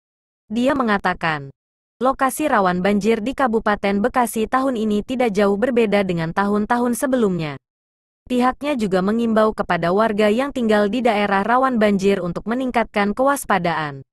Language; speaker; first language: Indonesian; native; Indonesian